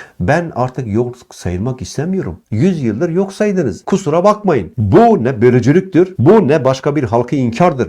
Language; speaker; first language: Turkish; non-native, local second language; Kurdish